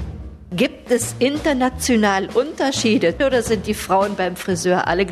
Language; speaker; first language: German; native; German